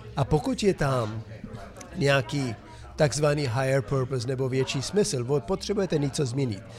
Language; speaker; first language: Czech; non-native, fluent; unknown